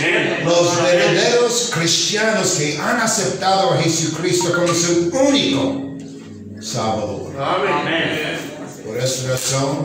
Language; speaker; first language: Spanish; non-native, fluent; English